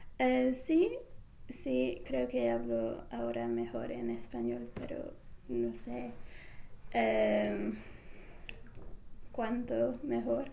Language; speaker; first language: Spanish; non-native, fluent; English